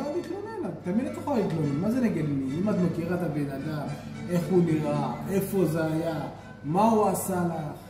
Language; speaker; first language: Hebrew; native; Hebrew